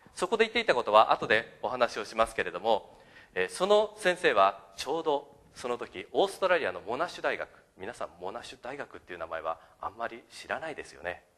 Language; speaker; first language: Japanese; native; Japanese